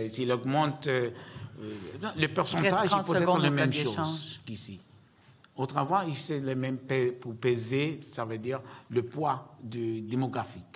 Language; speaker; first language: French; non-native, learner; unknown